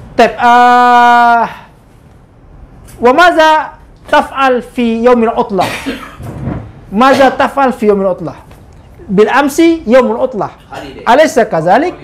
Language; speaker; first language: Arabic; non-native, fluent; Indonesian